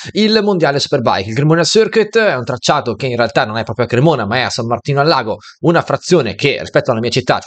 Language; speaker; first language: Italian; native; Italian